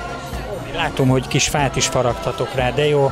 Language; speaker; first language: Hungarian; native; Hungarian